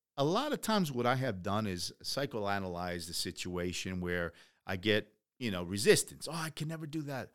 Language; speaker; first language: English; early bilingual, other home language; Spanish